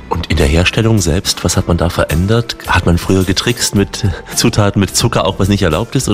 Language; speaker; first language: German; native; German